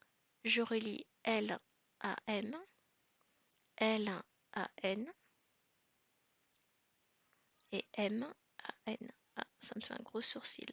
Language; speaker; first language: French; native; French